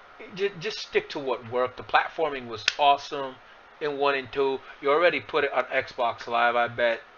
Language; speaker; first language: English; native; English